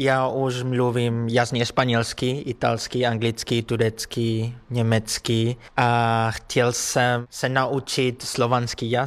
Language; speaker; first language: Czech; non-native, learner; Spanish